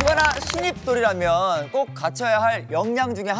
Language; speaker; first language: Korean; native; Korean